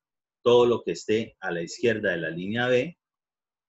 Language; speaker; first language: Spanish; native; Spanish